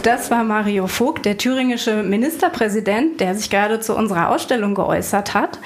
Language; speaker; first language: German; native; German